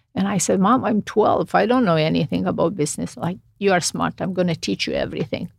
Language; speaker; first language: English; non-native, fluent; Romanian